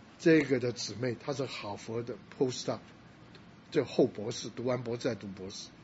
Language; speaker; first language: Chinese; non-native, local second language; Cantonese